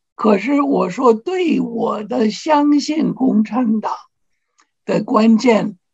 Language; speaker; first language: Chinese; non-native, fluent; English